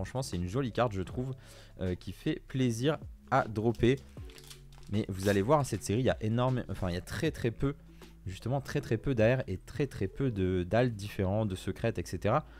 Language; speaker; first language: French; native; French